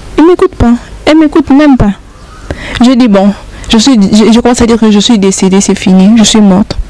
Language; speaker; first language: French; non-native, local second language; Lingala